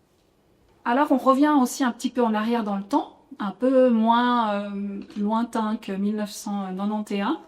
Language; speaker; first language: French; native; French